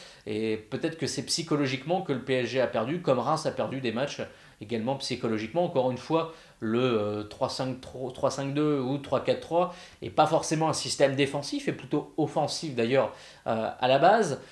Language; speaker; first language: French; native; French